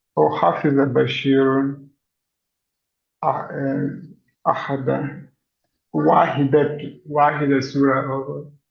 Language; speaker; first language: Arabic; non-native, learner; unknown